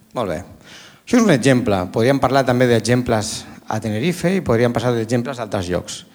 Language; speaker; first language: Catalan; native; Catalan